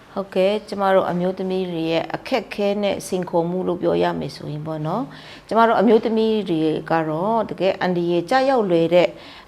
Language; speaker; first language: Burmese; non-native, local second language; Kachin